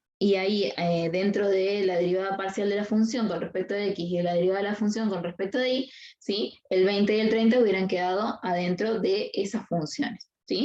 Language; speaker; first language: Spanish; native; Spanish